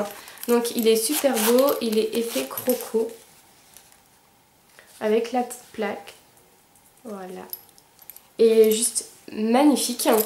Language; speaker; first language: French; native; French